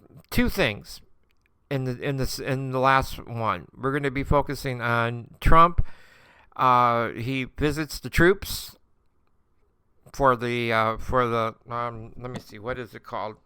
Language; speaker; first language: English; native; English